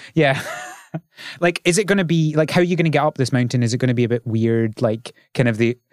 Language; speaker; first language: English; native; English